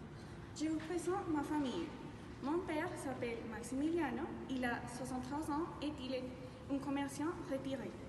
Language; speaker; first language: French; non-native, learner; Spanish